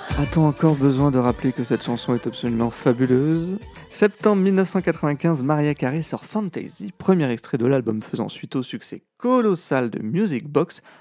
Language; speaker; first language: French; native; French